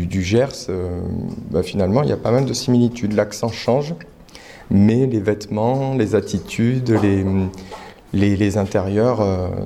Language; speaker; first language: French; native; French